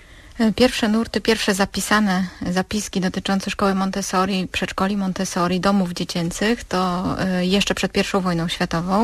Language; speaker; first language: Polish; native; Polish